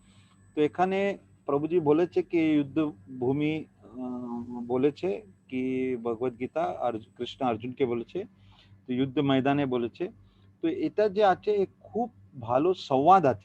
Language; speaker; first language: Bangla; non-native, learner; Hindi